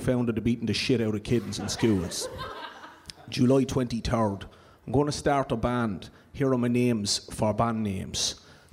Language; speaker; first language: English; native; English